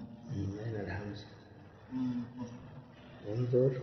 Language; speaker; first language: Arabic; non-native, fluent; Swahili